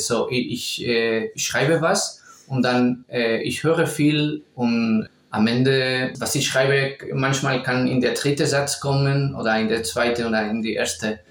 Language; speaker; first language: German; non-native, fluent; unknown